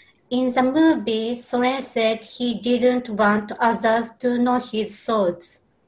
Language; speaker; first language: English; non-native, learner; Japanese